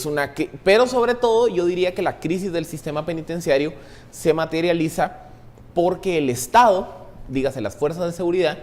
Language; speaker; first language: Spanish; native; Spanish